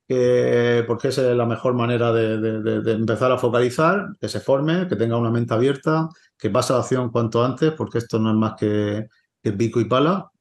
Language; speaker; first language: Spanish; native; Spanish